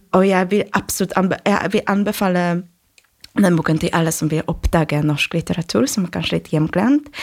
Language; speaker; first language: Norwegian; non-native, fluent; Polish